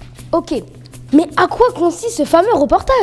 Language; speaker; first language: French; native; French